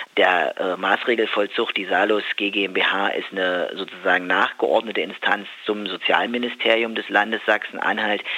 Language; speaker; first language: German; native; German